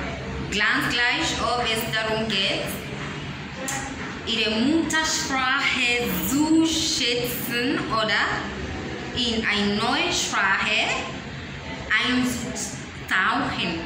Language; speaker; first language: German; non-native, learner; English